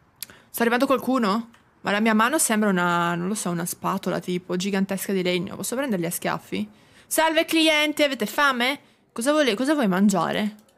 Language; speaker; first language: Italian; native; Italian